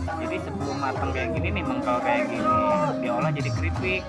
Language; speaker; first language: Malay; non-native, local second language; Sundanese